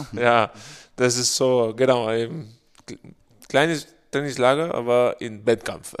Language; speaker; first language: German; non-native, learner; Spanish